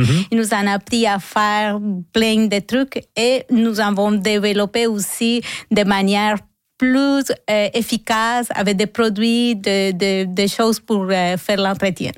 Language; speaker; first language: French; non-native, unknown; Spanish